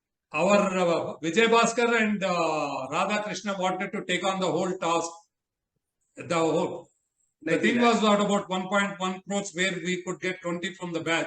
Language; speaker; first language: English; non-native, local second language; Telugu